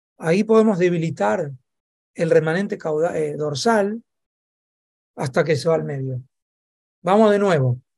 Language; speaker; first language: Spanish; native; Spanish